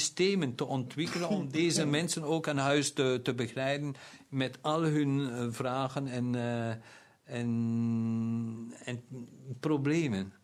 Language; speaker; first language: Dutch; non-native, local second language; German